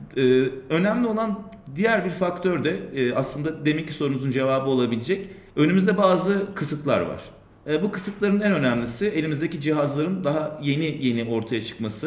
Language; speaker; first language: Turkish; native; Turkish